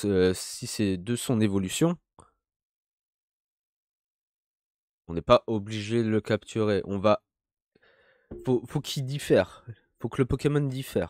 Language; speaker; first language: French; native; French